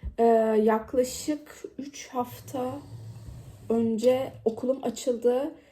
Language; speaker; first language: Turkish; native; Turkish